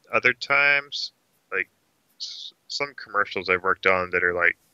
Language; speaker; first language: English; native; English